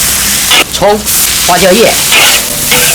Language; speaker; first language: Chinese; native; Chinese